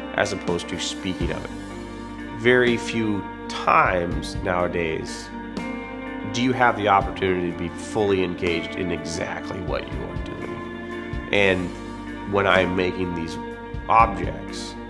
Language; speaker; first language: English; native; English